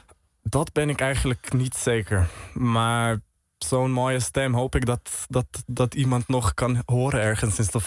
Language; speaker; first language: Dutch; early bilingual, heritage; Dutch